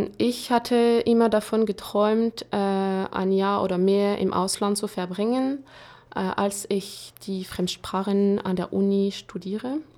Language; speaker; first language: German; non-native, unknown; French